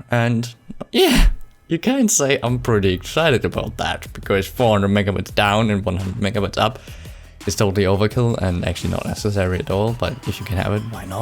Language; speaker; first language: English; non-native, fluent; German